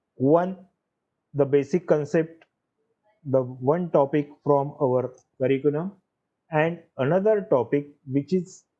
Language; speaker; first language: English; non-native, local second language; Marathi